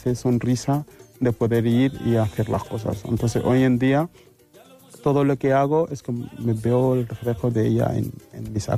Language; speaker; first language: Spanish; non-native, fluent; Wolof